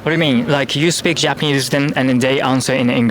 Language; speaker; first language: English; non-native, learner; Japanese